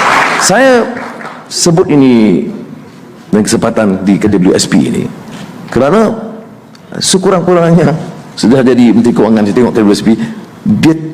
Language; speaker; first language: Malay; native; Malay